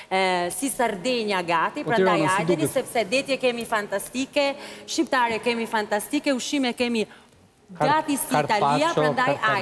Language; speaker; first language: Albanian; non-native, learner; Italian